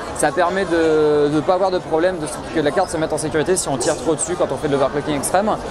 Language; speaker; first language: French; native; French